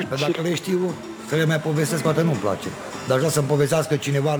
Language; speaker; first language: Romanian; native; Romanian